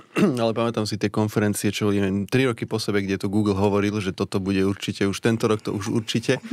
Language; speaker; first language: Slovak; native; Slovak